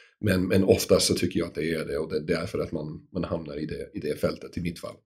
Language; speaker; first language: Swedish; non-native, fluent; English